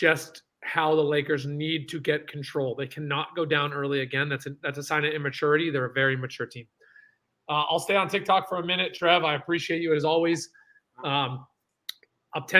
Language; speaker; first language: English; native; English